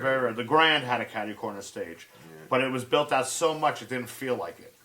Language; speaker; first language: English; native; English